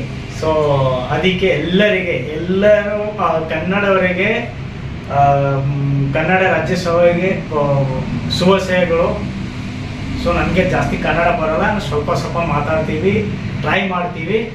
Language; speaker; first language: Kannada; non-native, local second language; Odia